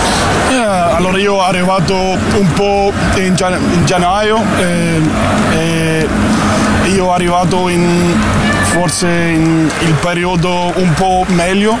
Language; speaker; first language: Italian; non-native, learner; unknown